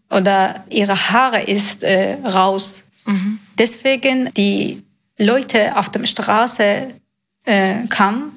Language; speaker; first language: German; non-native, learner; Persian